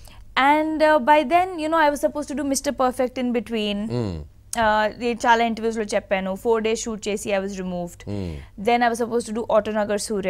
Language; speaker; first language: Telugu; non-native, local second language; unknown